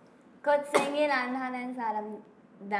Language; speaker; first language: Korean; non-native, fluent; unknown